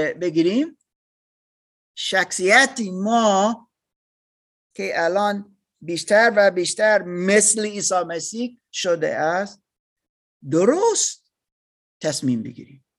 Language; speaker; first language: Persian; non-native, learner; English